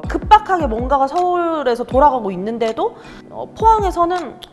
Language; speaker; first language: Korean; native; Korean